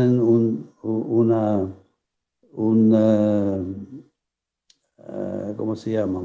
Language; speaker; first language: Spanish; non-native, fluent; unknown